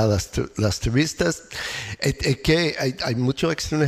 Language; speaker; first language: Spanish; non-native, learner; English